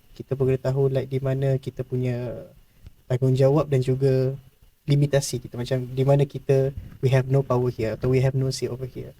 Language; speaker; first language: Malay; native; Malay